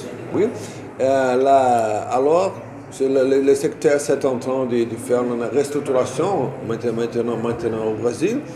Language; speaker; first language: French; non-native, fluent; Portuguese